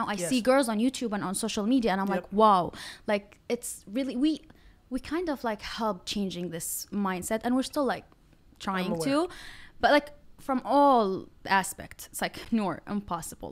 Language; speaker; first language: English; non-native, fluent; Arabic